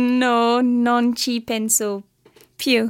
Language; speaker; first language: Italian; non-native, learner; English